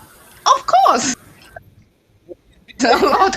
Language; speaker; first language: English; non-native, learner; Chinese